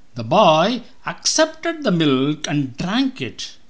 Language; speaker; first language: English; non-native, local second language; Tamil